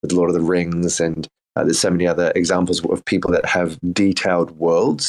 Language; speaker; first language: English; native; English